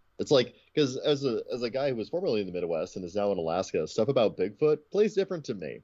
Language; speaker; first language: English; native; English